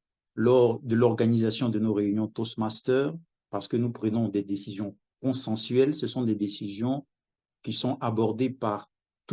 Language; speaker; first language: French; non-native, fluent; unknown